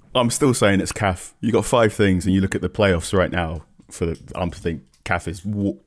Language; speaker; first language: English; early bilingual, other home language; Akan